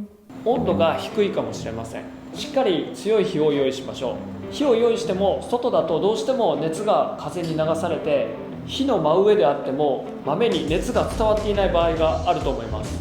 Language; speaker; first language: Japanese; native; Japanese